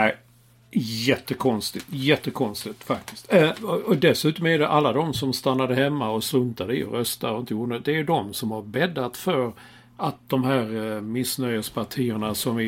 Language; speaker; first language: Swedish; native; Swedish